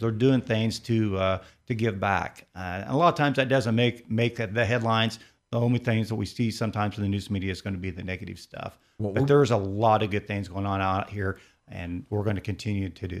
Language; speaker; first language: English; native; English